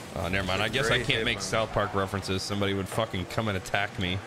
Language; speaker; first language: English; native; English